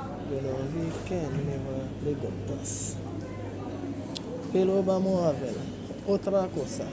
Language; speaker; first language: Spanish; non-native, learner; Haitian Creole